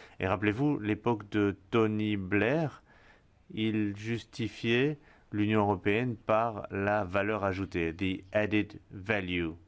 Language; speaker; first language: French; non-native, fluent; Spanish